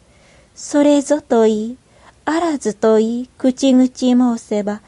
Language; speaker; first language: Japanese; native; Japanese